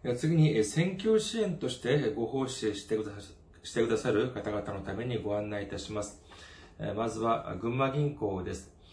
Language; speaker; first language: Japanese; non-native, fluent; Korean